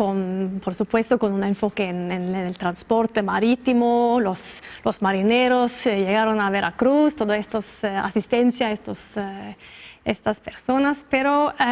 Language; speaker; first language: Spanish; non-native, fluent; Norwegian